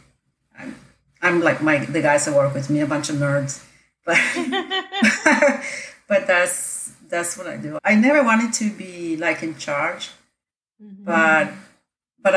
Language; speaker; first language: English; non-native, fluent; Spanish